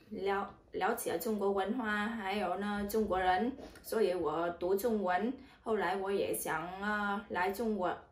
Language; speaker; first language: Chinese; non-native, learner; Vietnamese